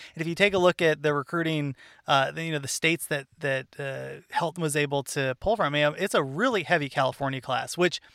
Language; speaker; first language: English; native; English